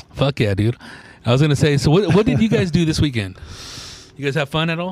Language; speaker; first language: English; early bilingual, other home language; Spanish